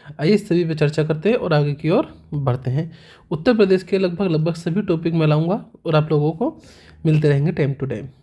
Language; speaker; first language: Hindi; native; Hindi